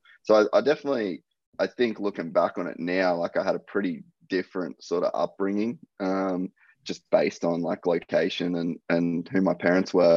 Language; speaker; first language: English; native; English